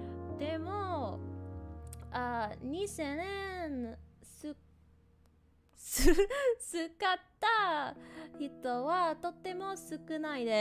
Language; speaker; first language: Japanese; non-native, learner; English